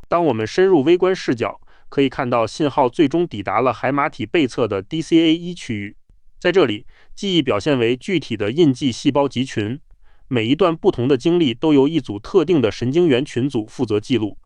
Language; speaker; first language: Chinese; native; Chinese